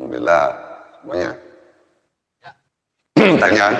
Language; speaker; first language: Indonesian; native; Indonesian